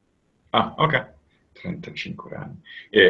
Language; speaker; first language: Italian; non-native, learner; English